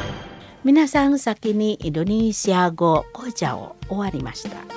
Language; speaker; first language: Japanese; non-native, fluent; Indonesian